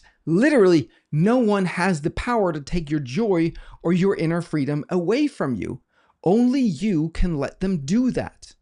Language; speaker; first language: English; non-native, fluent; Danish